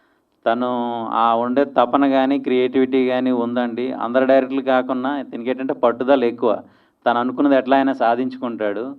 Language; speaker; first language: Telugu; native; Telugu